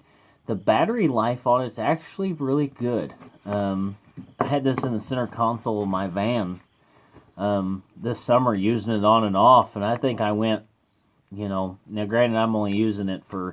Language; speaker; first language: English; native; English